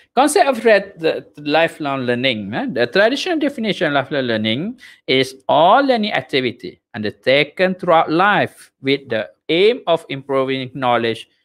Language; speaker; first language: English; non-native, local second language; Malay